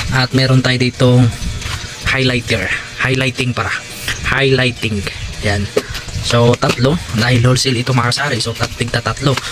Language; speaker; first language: Filipino; non-native, local second language; Cebuano